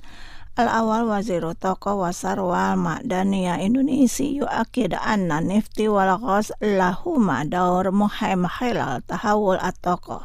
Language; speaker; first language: Arabic; non-native, fluent; Indonesian